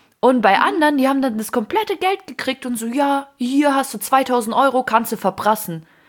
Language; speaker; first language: German; early bilingual, other home language; Ukrainian